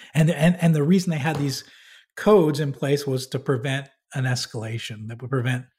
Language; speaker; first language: English; native; English